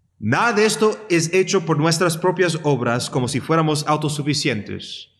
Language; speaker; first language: Spanish; early bilingual, heritage; Spanish